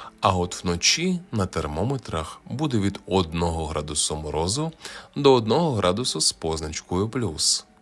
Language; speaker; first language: Ukrainian; native; Ukrainian